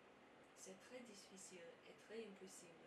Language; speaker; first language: French; non-native, learner; English